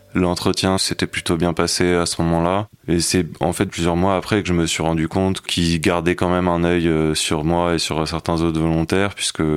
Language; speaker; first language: French; native; French